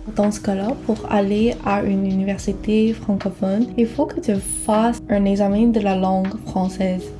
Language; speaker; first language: French; non-native, fluent; Korean